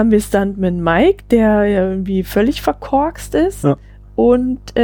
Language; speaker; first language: German; native; German